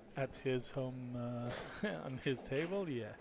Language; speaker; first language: English; non-native, fluent; Hebrew